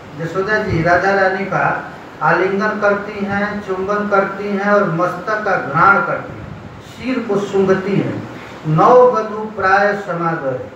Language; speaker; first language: Hindi; non-native, local second language; Bangla